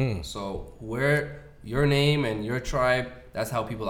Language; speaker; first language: English; native; English